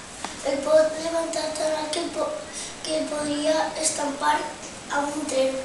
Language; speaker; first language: Catalan; non-native, local second language; Spanish